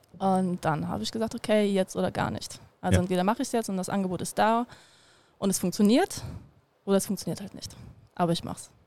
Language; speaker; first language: German; early bilingual, other home language; Russian